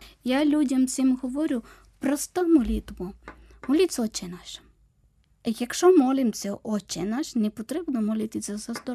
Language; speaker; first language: Ukrainian; non-native, learner; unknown